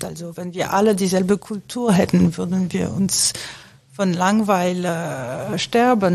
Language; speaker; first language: German; non-native, fluent; French